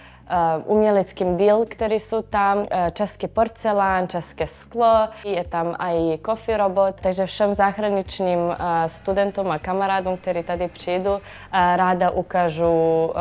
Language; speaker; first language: Czech; non-native, fluent; Serbian